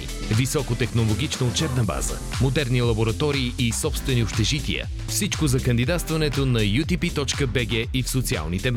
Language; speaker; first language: Bulgarian; native; Bulgarian